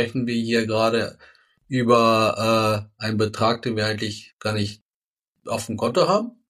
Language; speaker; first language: German; native; German